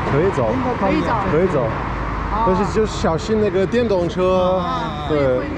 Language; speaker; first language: Chinese; non-native, fluent; English